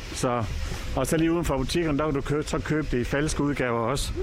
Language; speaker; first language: Danish; native; Danish